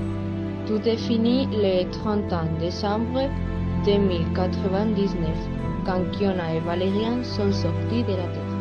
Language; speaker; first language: French; non-native, learner; Spanish